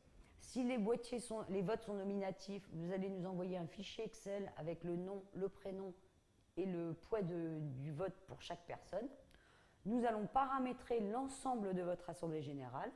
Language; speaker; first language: French; native; French